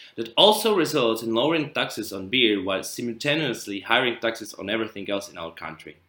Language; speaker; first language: English; non-native, fluent; Czech